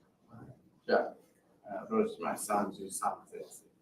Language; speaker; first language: Japanese; non-native, learner; English